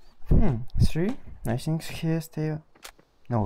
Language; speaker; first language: English; non-native, learner; Russian